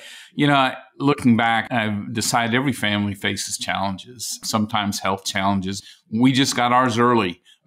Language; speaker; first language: English; native; English